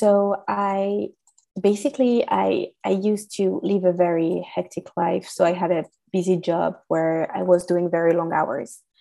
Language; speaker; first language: English; non-native, fluent; French